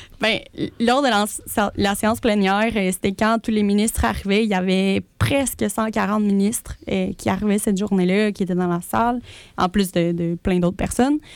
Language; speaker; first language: French; early bilingual, other home language; Spanish